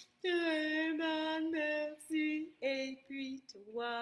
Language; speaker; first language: French; non-native, fluent; English